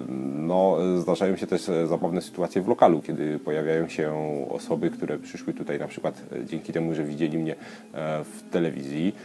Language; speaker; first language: Polish; native; Polish